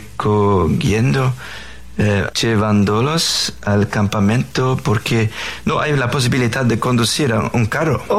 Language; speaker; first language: Spanish; non-native, learner; Faroese